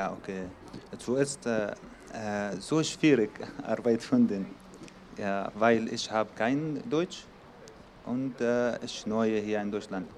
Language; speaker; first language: German; non-native, learner; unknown